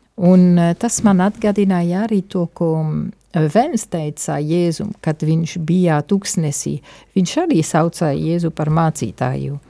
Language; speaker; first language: Latvian; non-native, fluent; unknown